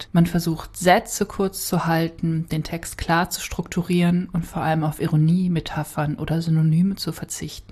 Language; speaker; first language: German; native; German